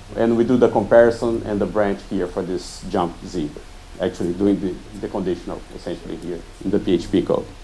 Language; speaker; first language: English; non-native, fluent; Portuguese